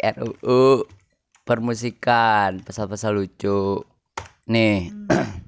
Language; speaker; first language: Indonesian; non-native, local second language; Sundanese